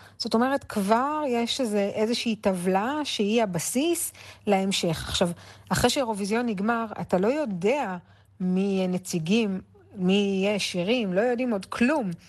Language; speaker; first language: Hebrew; native; Hebrew